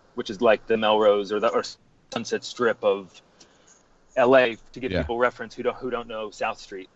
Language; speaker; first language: English; native; English